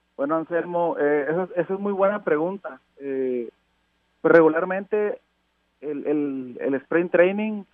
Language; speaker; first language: Spanish; native; Spanish